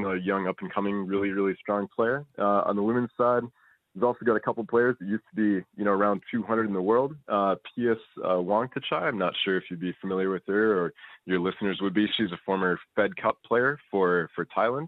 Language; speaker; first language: English; native; English